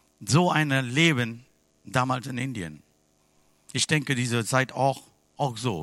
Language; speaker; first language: German; non-native, fluent; Tamil